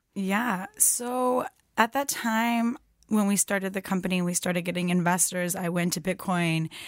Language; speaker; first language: English; non-native, fluent; Turkish